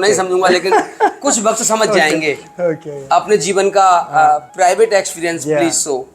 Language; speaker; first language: Hindi; native; Hindi